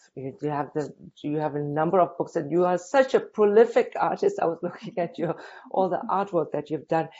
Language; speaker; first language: English; non-native, local second language; Tibetan